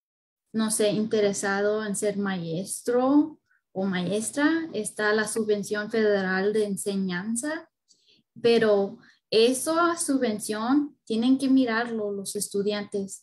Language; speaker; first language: Spanish; early bilingual, heritage; Spanish